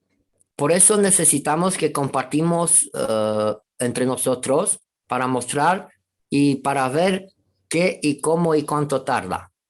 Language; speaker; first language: Spanish; non-native, fluent; Romanian